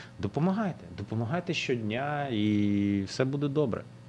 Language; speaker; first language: Ukrainian; non-native, local second language; Russian